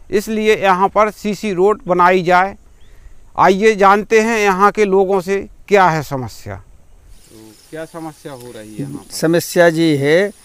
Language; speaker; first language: Hindi; native; Hindi